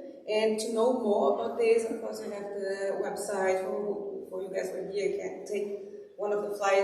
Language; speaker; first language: English; non-native, fluent; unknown